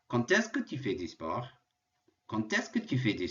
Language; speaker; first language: French; non-native, fluent; English